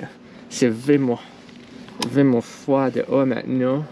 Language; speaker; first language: French; non-native, learner; English